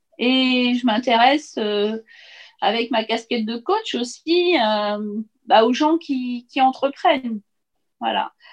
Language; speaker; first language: French; native; French